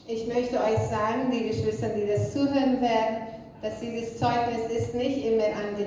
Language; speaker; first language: German; non-native, fluent; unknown